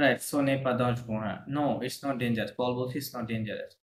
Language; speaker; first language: English; non-native, fluent; Bangla